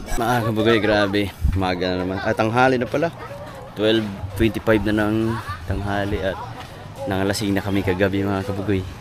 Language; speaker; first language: Filipino; non-native, local second language; Cebuano